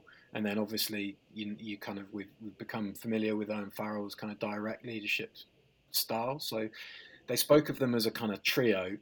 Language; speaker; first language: English; native; English